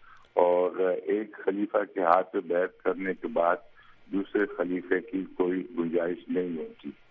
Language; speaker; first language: Urdu; native; Urdu